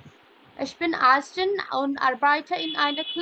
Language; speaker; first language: German; non-native, fluent; Malayalam